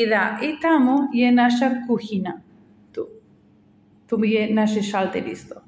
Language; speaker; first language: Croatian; non-native, learner; Spanish